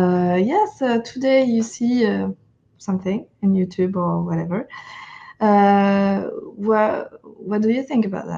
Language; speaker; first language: English; non-native, fluent; French